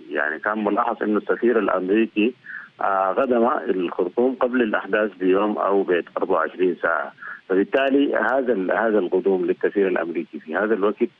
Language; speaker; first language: Arabic; native; Arabic